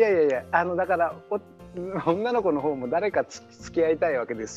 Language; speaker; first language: Japanese; native; Japanese